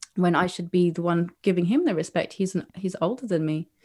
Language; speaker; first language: English; native; English